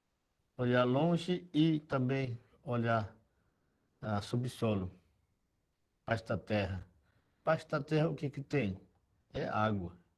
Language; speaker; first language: Portuguese; non-native, local second language; Yanomámi